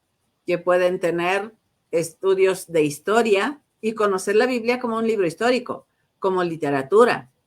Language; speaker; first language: Spanish; native; Spanish